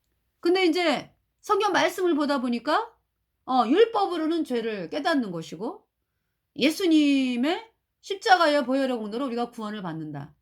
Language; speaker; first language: Korean; native; Korean